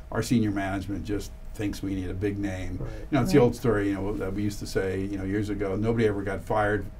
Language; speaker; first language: English; native; English